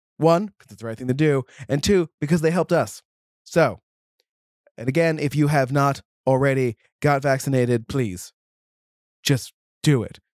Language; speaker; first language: English; native; English